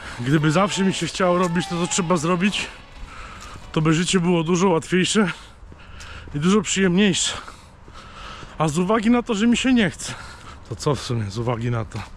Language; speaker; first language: Polish; native; Polish